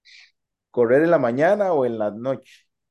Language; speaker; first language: Spanish; native; Spanish